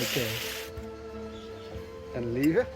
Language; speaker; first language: Dutch; non-native, learner; Kurdish